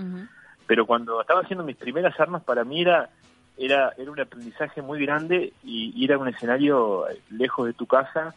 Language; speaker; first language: Spanish; native; Spanish